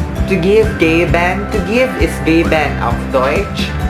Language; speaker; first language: German; non-native, learner; Filipino